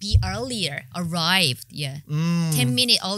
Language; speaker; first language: English; non-native, learner; Korean